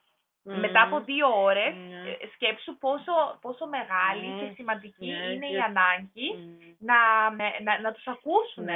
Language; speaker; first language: Greek; non-native, learner; German